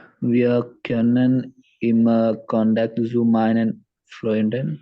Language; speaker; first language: German; non-native, learner; Malayalam